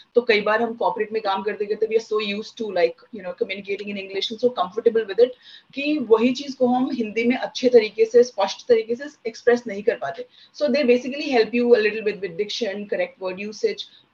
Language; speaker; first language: English; non-native, local second language; Hindi